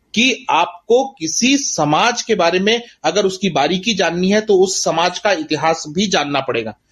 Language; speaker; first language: Hindi; native; Hindi